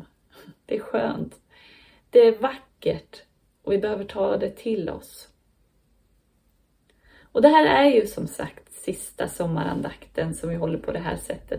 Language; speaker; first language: Swedish; native; Swedish